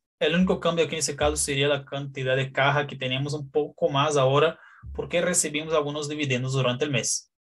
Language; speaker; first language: Spanish; non-native, fluent; Portuguese